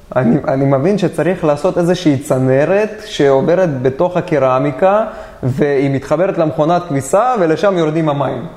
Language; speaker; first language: Hebrew; native; Hebrew